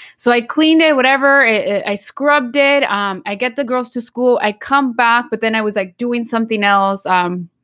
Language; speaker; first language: English; early bilingual, other home language; Spanish